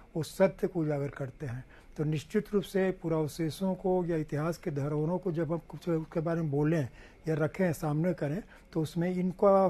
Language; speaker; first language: Hindi; native; Hindi